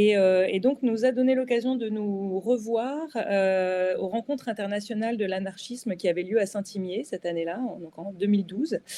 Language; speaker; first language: French; native; French